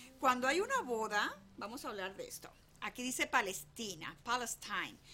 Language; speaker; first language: Spanish; native; Spanish